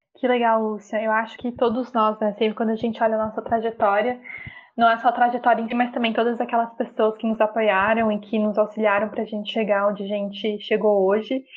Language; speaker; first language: Portuguese; native; Portuguese